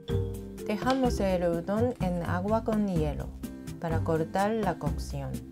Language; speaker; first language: Spanish; non-native, fluent; Japanese